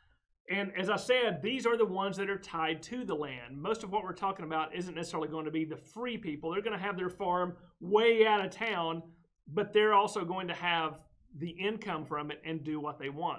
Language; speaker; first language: English; native; English